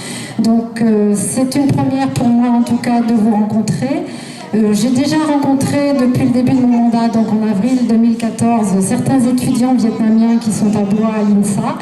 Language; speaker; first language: French; native; French